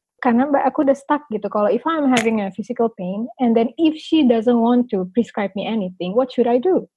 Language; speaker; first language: English; non-native, fluent; Indonesian